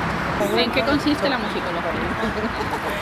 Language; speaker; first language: Spanish; native; Spanish